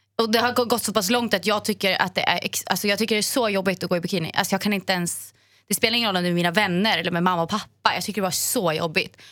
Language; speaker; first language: Swedish; native; Swedish